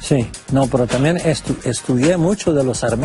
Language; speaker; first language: Spanish; non-native, fluent; English